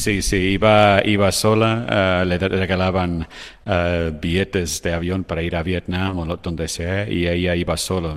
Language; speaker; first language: Spanish; non-native, fluent; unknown